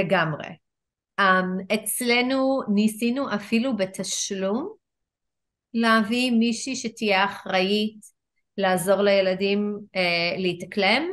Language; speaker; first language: Hebrew; non-native, fluent; English